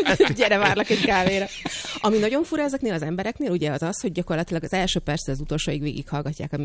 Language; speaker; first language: Hungarian; native; Hungarian